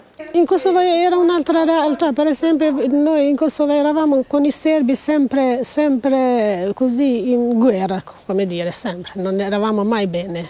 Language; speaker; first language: Italian; non-native, learner; Albanian